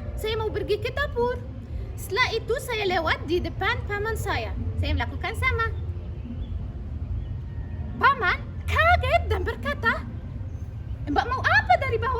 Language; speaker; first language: Indonesian; non-native, learner; Arabic